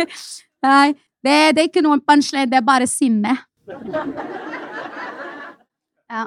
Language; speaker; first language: Norwegian; non-native, fluent; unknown